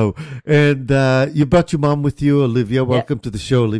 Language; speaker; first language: English; native; English